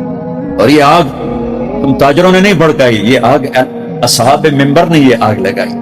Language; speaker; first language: Hindi; non-native, local second language; Punjabi